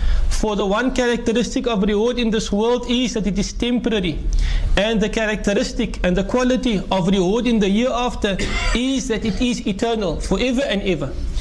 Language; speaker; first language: English; native; English